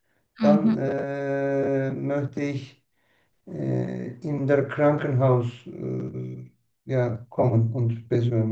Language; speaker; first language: German; non-native, learner; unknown